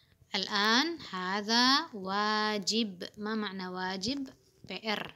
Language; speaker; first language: Arabic; non-native, fluent; Indonesian